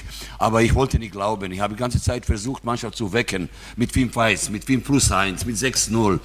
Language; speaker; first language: German; non-native, fluent; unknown